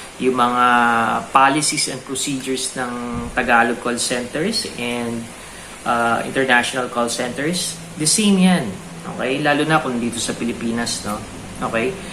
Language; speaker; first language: Filipino; native; Filipino